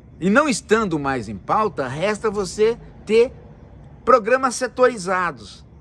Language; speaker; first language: Portuguese; native; Portuguese